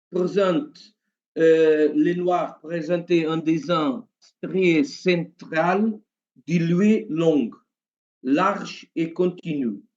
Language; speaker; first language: French; non-native, learner; Portuguese